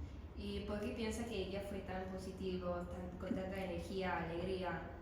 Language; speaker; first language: Spanish; non-native, learner; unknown